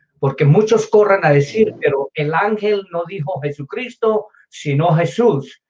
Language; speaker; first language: Spanish; native; Spanish